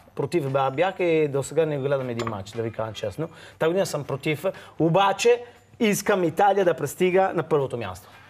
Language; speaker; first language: Bulgarian; non-native, fluent; Italian